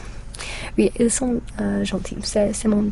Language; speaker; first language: French; non-native, learner; English